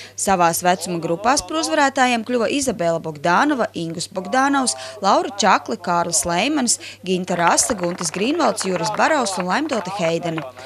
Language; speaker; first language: Latvian; native; Latvian